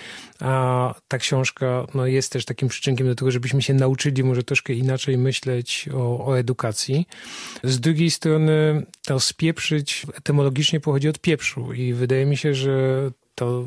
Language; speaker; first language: Polish; native; Polish